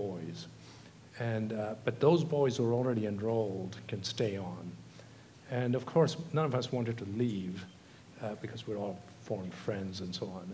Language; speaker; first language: English; non-native, local second language; Tamil